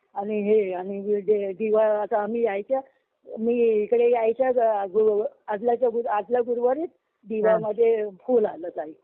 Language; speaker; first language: Marathi; non-native, local second language; Telugu